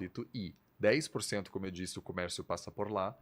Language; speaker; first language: Portuguese; non-native, fluent; German